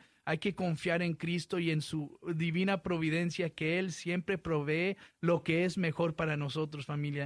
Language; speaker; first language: Spanish; early bilingual, heritage; Spanish